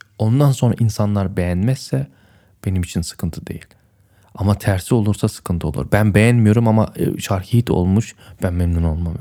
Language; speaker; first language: Turkish; native; Turkish